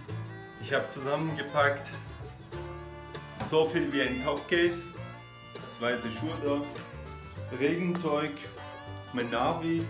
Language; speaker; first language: German; non-native, fluent; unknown